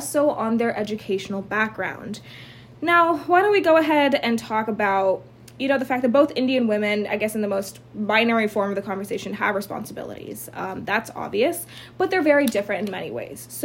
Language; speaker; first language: English; native; English